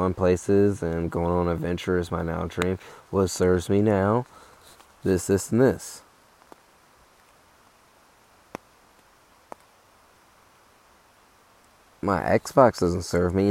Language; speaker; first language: English; native; English